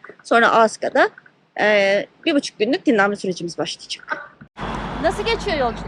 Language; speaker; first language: Turkish; native; Turkish